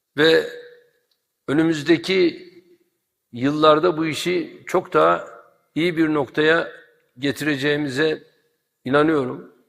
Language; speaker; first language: Turkish; native; Turkish